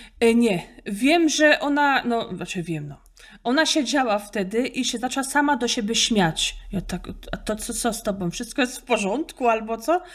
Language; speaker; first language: Polish; native; Polish